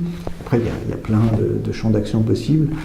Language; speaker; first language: French; native; French